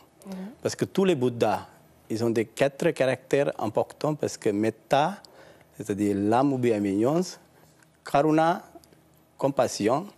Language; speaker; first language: French; non-native, learner; Sinhala